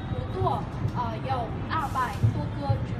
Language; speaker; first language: Chinese; non-native, learner; Vietnamese